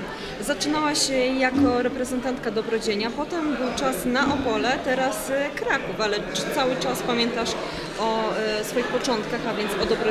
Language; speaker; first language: Polish; native; Polish